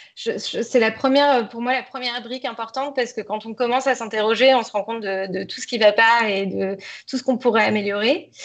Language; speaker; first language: French; native; French